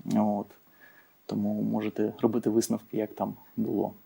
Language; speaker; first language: Ukrainian; native; Ukrainian